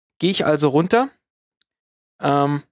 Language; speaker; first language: German; native; German